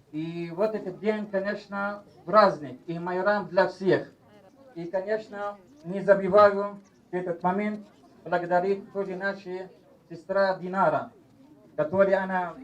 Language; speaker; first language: Russian; non-native, fluent; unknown